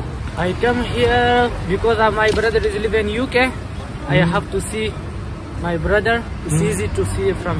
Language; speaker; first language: English; non-native, learner; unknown